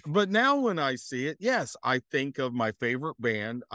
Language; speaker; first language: English; native; English